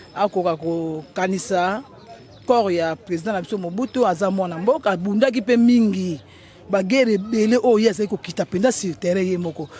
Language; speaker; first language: Lingala; native; Lingala